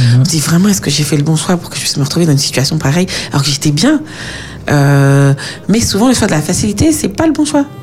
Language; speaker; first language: French; native; French